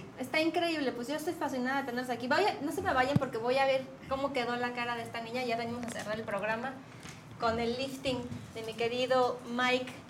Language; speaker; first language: Spanish; native; Spanish